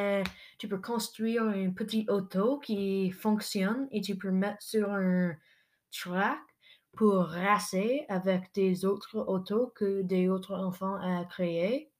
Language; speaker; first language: French; non-native, local second language; English